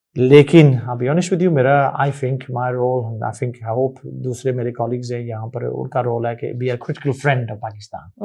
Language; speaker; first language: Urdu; early bilingual, heritage; Urdu